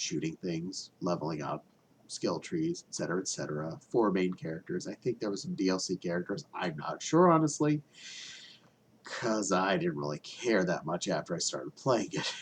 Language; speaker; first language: English; native; English